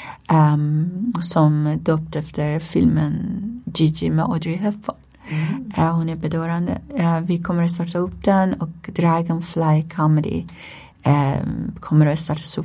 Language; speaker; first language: Swedish; non-native, fluent; Persian